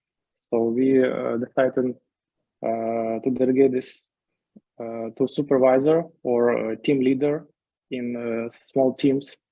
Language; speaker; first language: English; non-native, learner; Ukrainian